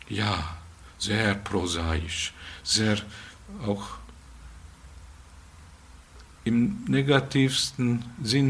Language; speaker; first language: German; non-native, fluent; Hungarian